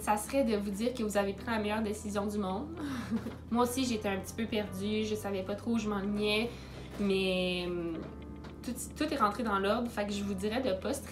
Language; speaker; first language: French; native; French